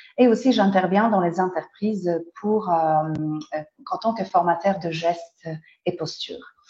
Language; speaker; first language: French; non-native, fluent; Polish